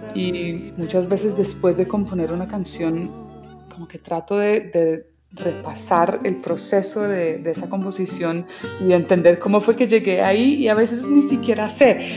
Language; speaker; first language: Spanish; early bilingual, other home language; English